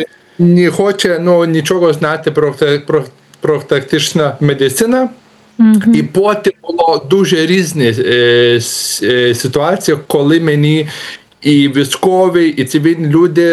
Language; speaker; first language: Ukrainian; non-native, learner; Lithuanian